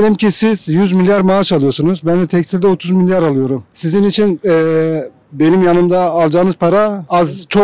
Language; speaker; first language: Turkish; native; Turkish